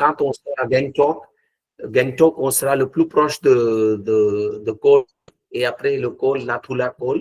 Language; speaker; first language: French; non-native, fluent; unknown